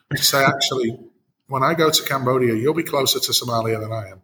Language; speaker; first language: English; native; English